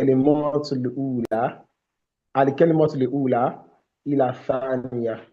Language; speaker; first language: Arabic; non-native, learner; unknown